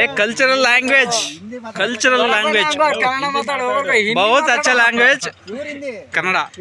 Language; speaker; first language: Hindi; non-native, learner; Kannada